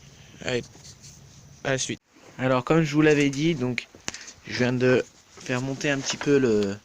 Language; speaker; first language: French; native; French